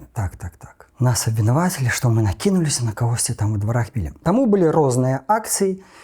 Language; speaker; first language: Belarusian; non-native, local second language; Russian